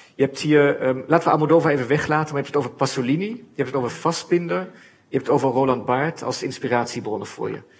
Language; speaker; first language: Dutch; native; Dutch